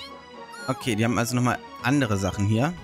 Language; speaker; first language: German; native; German